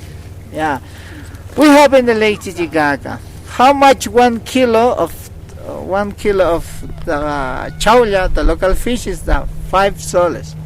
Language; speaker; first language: English; non-native, learner; Spanish